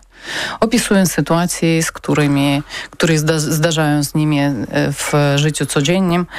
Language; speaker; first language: Polish; non-native, learner; Ukrainian